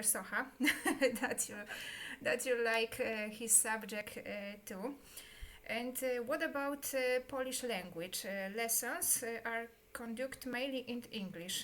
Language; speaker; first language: English; non-native, learner; Polish